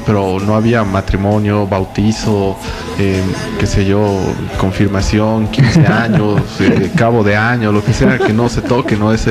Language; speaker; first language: Spanish; native; Spanish